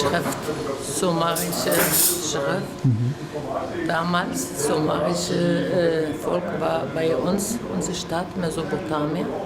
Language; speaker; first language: German; non-native, learner; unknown